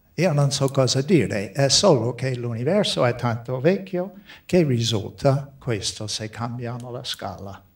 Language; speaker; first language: Italian; non-native, fluent; English